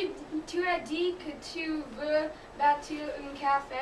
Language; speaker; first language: French; non-native, learner; English